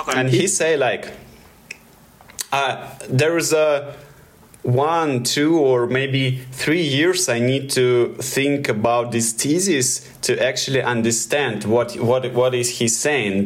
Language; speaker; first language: English; non-native, learner; Russian